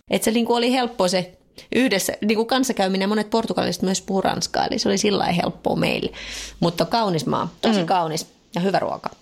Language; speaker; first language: Finnish; native; Finnish